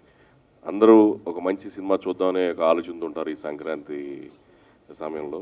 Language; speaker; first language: Telugu; native; Telugu